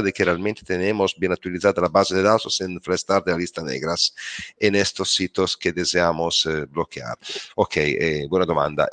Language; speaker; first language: Spanish; non-native, learner; Italian